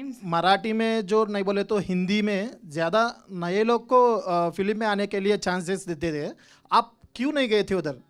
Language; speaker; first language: Hindi; non-native, local second language; Telugu